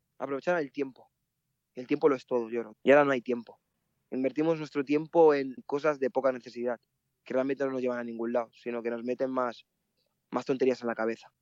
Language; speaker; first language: Spanish; early bilingual, other home language; Mandingo